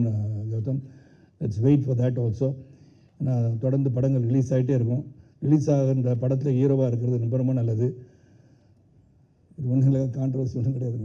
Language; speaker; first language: Tamil; native; Tamil